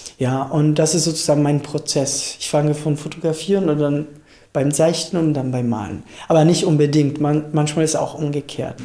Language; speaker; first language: German; non-native, fluent; Italian